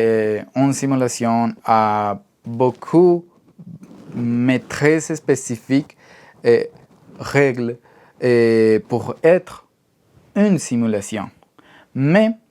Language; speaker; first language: French; non-native, learner; Spanish